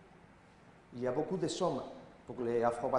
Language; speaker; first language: French; non-native, learner; Spanish